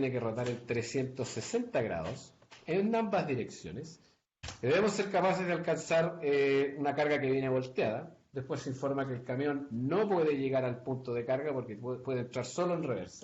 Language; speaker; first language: Spanish; native; Spanish